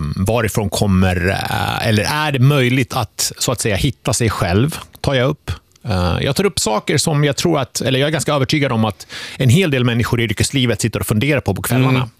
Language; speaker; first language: Swedish; early bilingual, other home language; Finnish